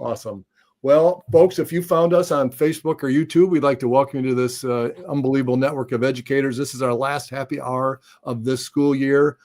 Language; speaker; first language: English; native; English